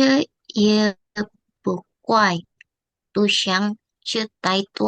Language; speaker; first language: Chinese; non-native, learner; Indonesian